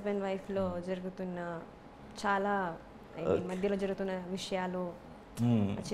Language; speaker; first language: Telugu; non-native, learner; Malayalam